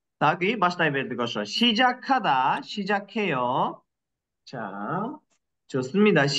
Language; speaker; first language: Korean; non-native, fluent; Kyrgyz